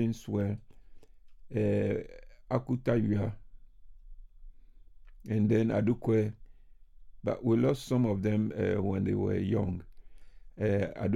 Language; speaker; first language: English; non-native, local second language; Ga